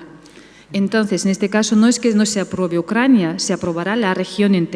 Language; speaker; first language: Spanish; native; Spanish